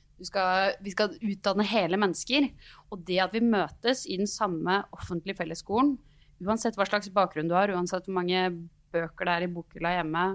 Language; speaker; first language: Norwegian; native; Norwegian